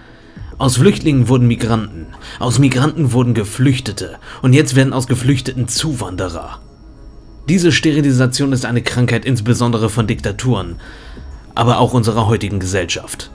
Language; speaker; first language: German; native; German